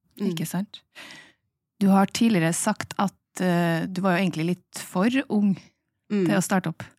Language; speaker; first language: Norwegian; native; Norwegian